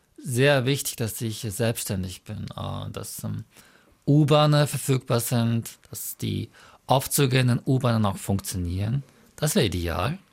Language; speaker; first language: German; early bilingual, other home language; Mongolian